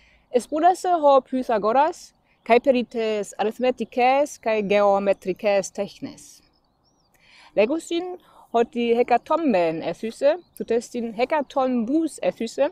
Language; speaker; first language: Greek; non-native, fluent; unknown